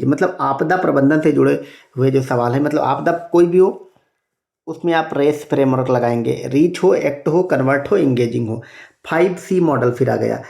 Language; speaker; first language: Hindi; native; Hindi